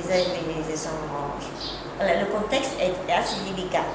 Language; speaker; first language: French; non-native, fluent; Vietnamese